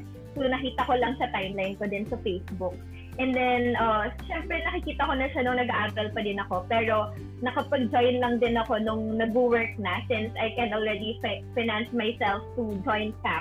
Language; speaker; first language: English; non-native, local second language; Bikol